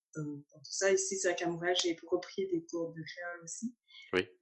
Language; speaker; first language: French; native; French